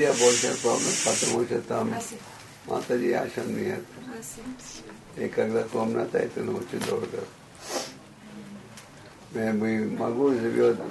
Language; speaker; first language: Russian; non-native, learner; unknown